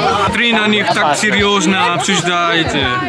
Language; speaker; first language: Russian; non-native, learner; Malay